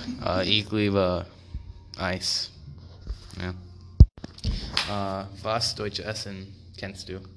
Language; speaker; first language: German; non-native, learner; English